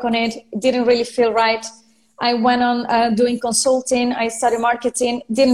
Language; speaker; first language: English; non-native, fluent; Spanish